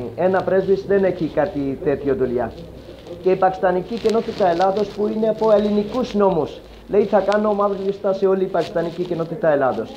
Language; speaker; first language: Greek; non-native, learner; Urdu